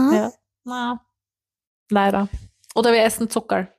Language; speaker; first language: German; native; German